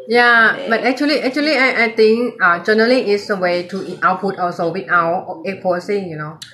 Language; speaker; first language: English; non-native, learner; Thai